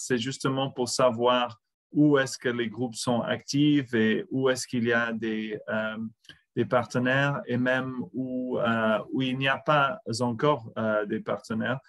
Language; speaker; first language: French; non-native, fluent; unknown